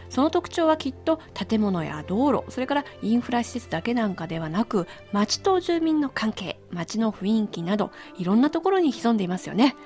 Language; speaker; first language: Japanese; native; Japanese